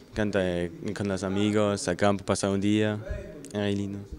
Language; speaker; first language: Spanish; non-native, learner; German